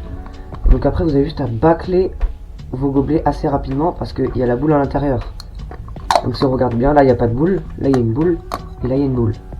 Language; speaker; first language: French; native; French